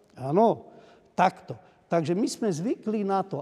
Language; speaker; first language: Slovak; non-native, local second language; Hungarian